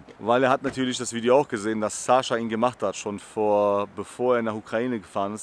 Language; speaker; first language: German; native; German